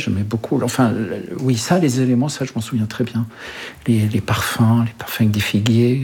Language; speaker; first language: French; early bilingual, other home language; Arabic